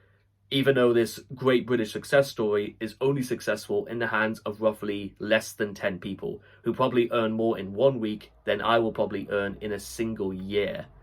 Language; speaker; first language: English; native; English